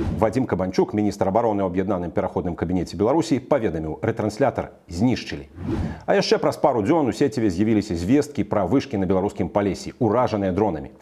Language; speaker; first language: Belarusian; native; Belarusian